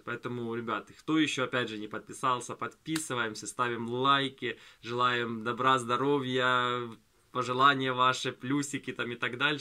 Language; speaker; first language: Russian; native; Russian